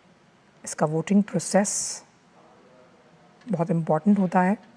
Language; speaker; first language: Hindi; native; Hindi